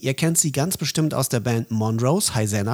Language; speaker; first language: German; native; German